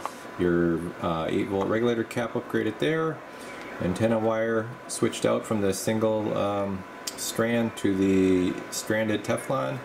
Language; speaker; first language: English; native; English